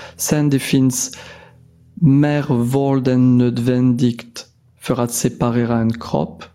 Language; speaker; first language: Swedish; non-native, fluent; French